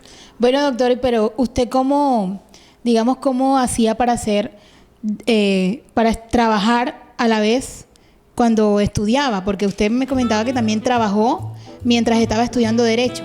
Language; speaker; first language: Spanish; native; Spanish